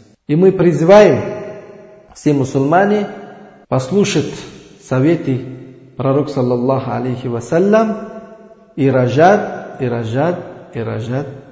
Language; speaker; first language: Russian; non-native, learner; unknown